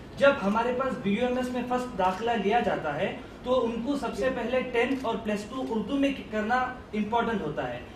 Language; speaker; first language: Hindi; non-native, local second language; Urdu